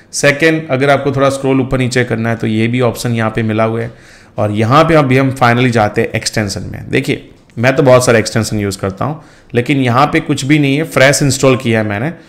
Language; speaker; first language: Hindi; non-native, local second language; Gujarati